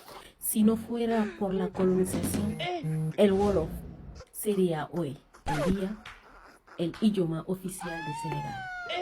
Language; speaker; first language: Spanish; non-native, fluent; Wolof